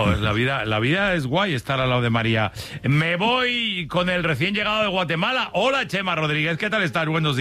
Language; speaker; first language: Spanish; native; Spanish